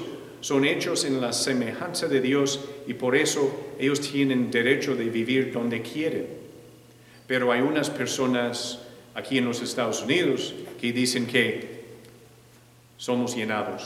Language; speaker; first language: Spanish; non-native, fluent; English